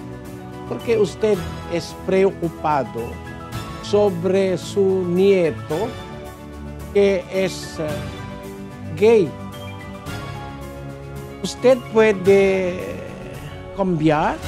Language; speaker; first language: Spanish; non-native, learner; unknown